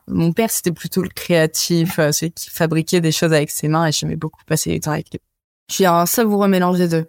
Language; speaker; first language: French; native; French